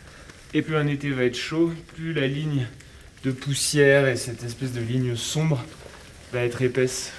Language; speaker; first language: French; native; French